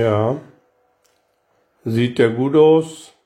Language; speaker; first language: German; non-native, learner; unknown